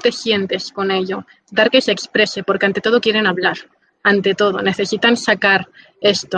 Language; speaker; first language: Spanish; native; Spanish